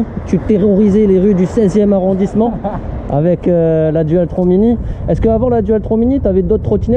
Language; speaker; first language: French; native; French